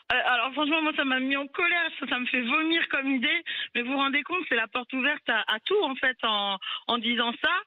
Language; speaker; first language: French; native; French